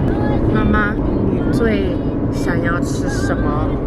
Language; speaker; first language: Chinese; early bilingual, heritage; Chinese